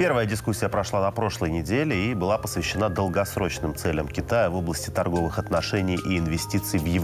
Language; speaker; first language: Russian; native; Russian